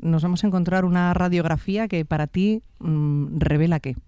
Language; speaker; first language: Spanish; native; Spanish